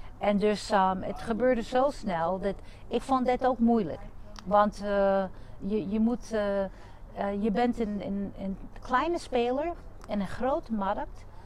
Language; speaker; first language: Dutch; non-native, fluent; English